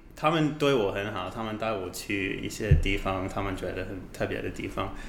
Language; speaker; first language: Chinese; non-native, learner; English